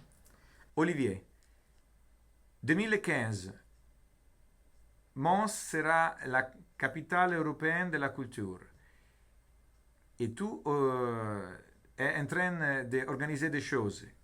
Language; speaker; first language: French; non-native, learner; Italian